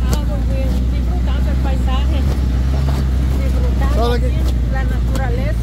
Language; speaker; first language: Spanish; native; Spanish